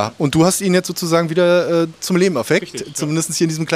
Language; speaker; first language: German; native; German